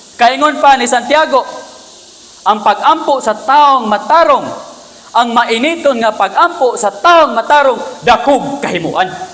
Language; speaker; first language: Cebuano; native; Cebuano